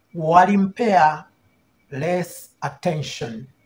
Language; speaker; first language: English; non-native, local second language; Swahili